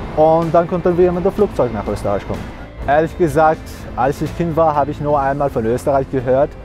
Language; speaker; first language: German; non-native, fluent; Arabic